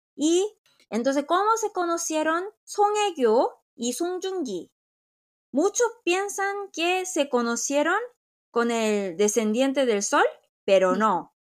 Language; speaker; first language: Spanish; non-native, fluent; Korean